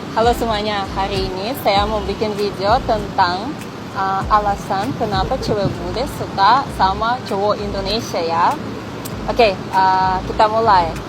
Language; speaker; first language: Indonesian; non-native, fluent; Russian